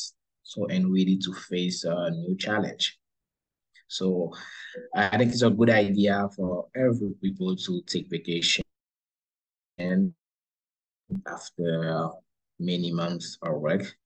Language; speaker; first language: English; non-native, learner; Haitian Creole